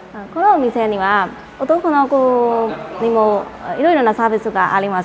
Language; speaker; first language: Japanese; non-native, learner; Burmese